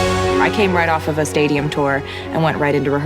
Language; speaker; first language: English; native; English